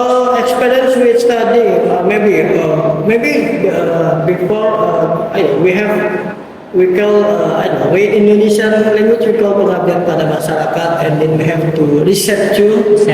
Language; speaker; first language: English; non-native, learner; Indonesian